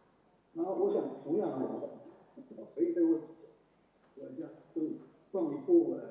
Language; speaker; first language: Chinese; native; Chinese